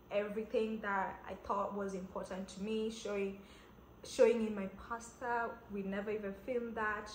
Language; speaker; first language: English; non-native, local second language; Kamba